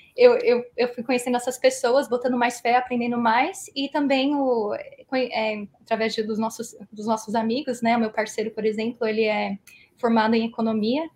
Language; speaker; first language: Portuguese; early bilingual, heritage; Portuguese